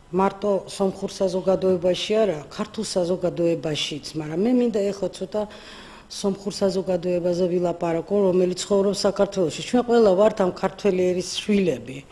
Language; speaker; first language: Georgian; non-native, local second language; Armenian